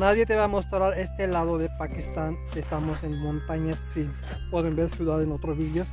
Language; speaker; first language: Spanish; non-native, learner; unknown